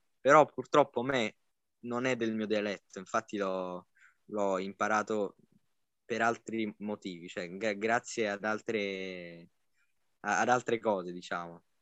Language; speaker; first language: Italian; native; Italian